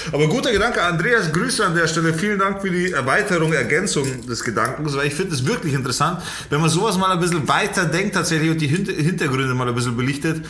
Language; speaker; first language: German; early bilingual, other home language; Polish